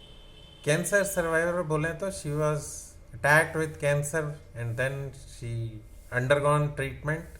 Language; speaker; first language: English; non-native, local second language; Hindi